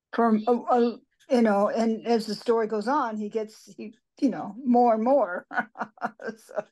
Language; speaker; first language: English; native; English